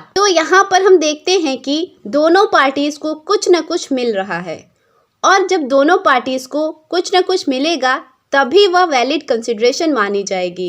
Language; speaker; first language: Hindi; native; Hindi